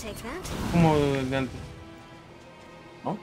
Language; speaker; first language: Spanish; native; Spanish